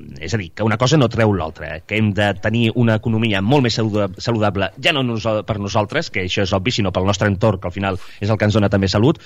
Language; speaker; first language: Catalan; native; Catalan